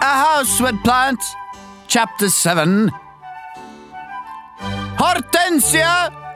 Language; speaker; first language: English; non-native, learner; Norwegian